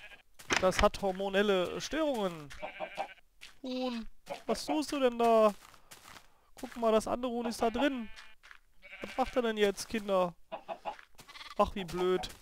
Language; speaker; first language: German; native; German